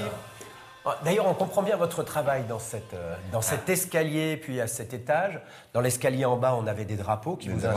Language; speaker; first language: French; native; French